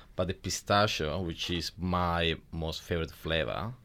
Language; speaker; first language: English; non-native, fluent; Italian